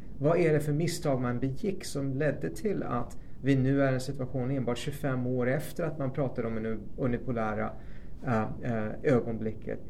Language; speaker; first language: Swedish; early bilingual, other home language; Persian